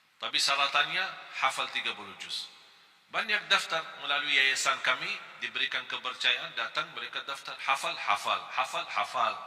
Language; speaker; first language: Malay; non-native, fluent; Arabic